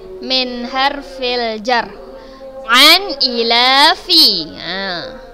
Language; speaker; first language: Arabic; non-native, fluent; Indonesian